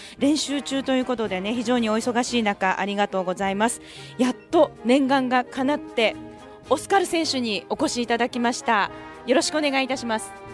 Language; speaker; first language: Japanese; native; Japanese